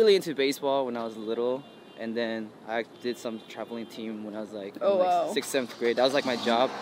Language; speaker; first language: English; early bilingual, other home language; Korean